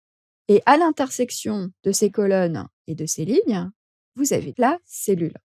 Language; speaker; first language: French; native; French